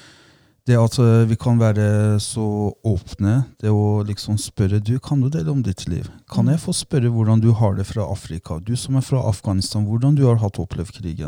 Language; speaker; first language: Norwegian; non-native, fluent; Persian